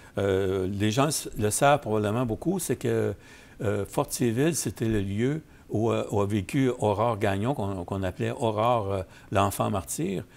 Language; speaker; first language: French; native; French